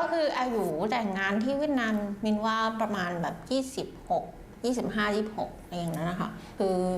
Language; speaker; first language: Thai; non-native, fluent; Vietnamese